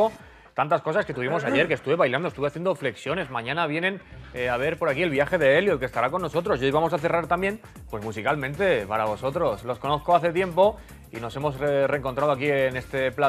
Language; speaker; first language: Spanish; native; Spanish